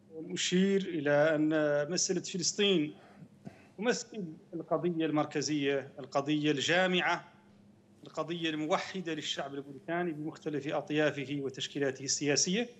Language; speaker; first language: Arabic; native; Arabic